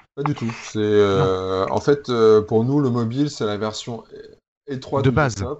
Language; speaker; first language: French; native; French